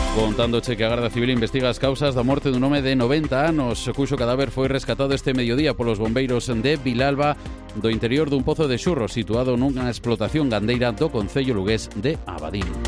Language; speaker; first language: Galician; native; Galician